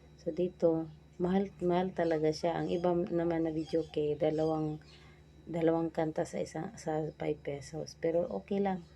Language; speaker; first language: Filipino; non-native, local second language; Cebuano